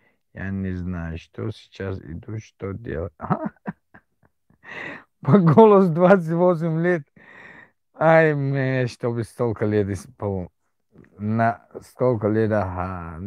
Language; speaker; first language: Russian; non-native, learner; Tajik